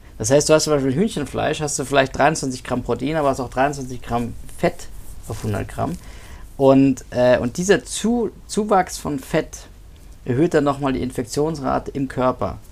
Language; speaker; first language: German; native; German